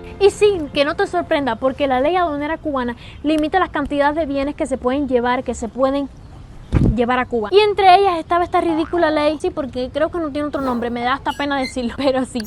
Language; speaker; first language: Spanish; native; Spanish